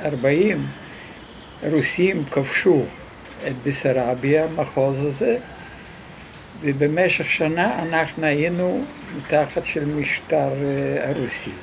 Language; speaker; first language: Hebrew; non-native, fluent; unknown